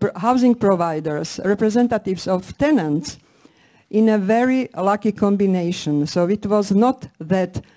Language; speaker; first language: English; non-native, fluent; Slovak